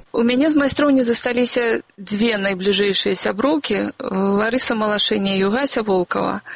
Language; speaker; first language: Belarusian; non-native, local second language; Russian